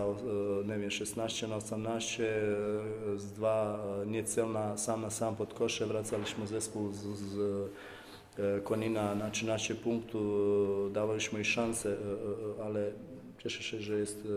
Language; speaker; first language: Polish; non-native, fluent; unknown